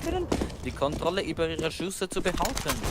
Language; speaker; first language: German; native; German